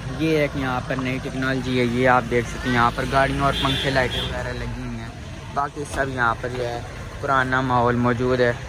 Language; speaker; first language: Urdu; non-native, local second language; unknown